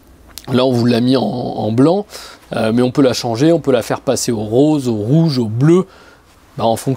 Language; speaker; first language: French; native; French